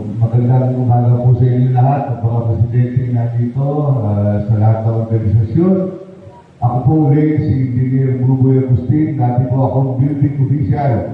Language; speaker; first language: Filipino; native; Filipino